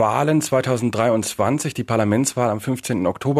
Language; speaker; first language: German; native; German